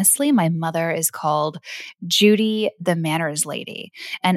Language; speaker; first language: English; native; English